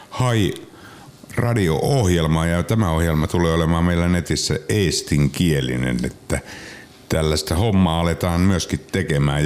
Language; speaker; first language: Finnish; native; Finnish